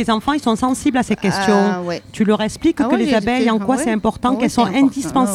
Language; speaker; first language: French; native; French